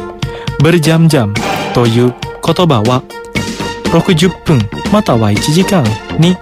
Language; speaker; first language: Japanese; non-native, fluent; Indonesian